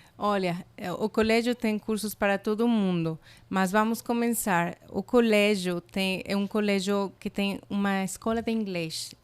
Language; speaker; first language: Portuguese; non-native, fluent; Spanish